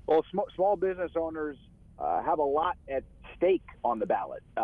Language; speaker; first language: English; native; English